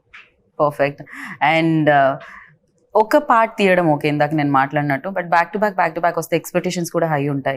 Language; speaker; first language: Telugu; native; Telugu